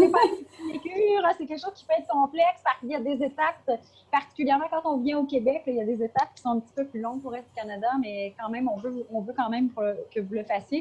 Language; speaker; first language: French; native; French